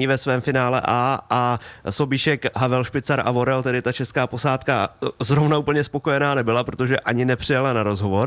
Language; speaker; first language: Czech; native; Czech